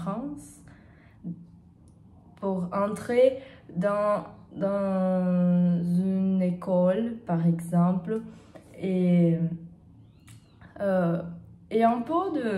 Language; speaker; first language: French; non-native, learner; Portuguese